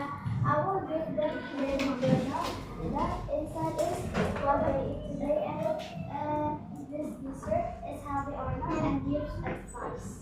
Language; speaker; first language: English; non-native, learner; Indonesian